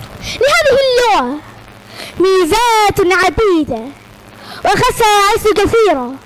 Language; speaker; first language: Arabic; non-native, learner; Malayalam